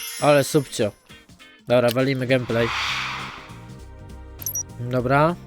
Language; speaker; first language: Polish; native; Polish